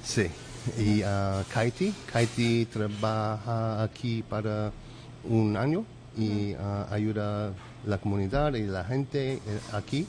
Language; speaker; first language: Spanish; non-native, learner; English